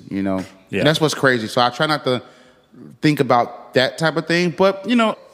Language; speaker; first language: English; native; English